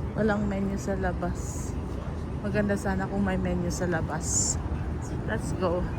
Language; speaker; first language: Filipino; non-native, local second language; Iloko